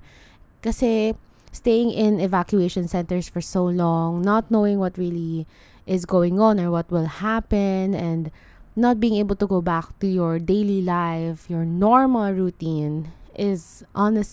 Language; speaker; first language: English; non-native, local second language; Filipino